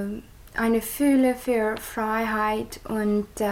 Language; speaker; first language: German; non-native, learner; English